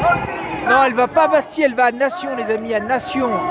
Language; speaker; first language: French; native; French